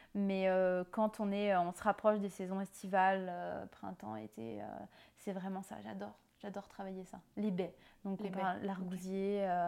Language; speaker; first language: French; native; French